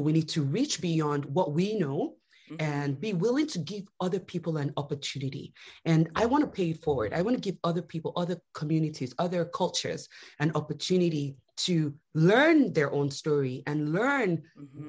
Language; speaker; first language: English; non-native, local second language; Yoruba